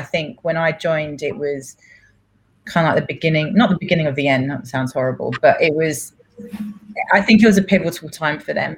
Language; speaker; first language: English; non-native, local second language; Greek